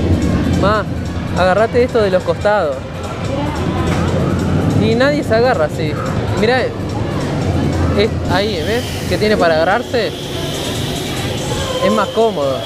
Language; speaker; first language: Spanish; native; Spanish